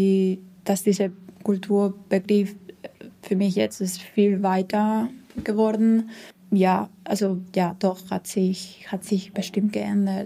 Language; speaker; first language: German; non-native, fluent; Spanish